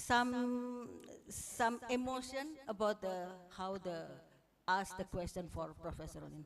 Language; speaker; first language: English; non-native, fluent; Indonesian